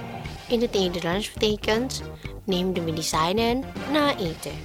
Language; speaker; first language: Dutch; non-native, learner; Indonesian